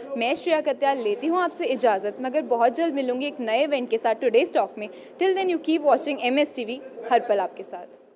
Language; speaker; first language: Hindi; native; Hindi